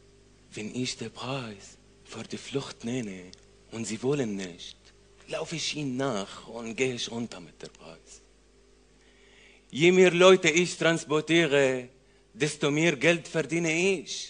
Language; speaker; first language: German; non-native, learner; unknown